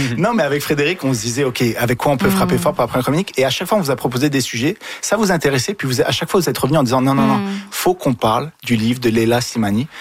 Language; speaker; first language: French; early bilingual, other home language; Arabic